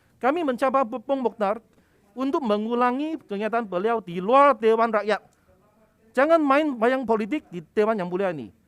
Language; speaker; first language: Malay; non-native, local second language; Cantonese